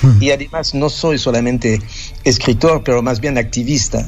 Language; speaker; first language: Spanish; non-native, fluent; French